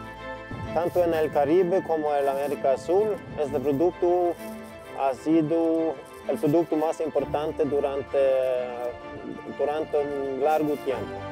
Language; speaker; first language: Spanish; non-native, fluent; Norwegian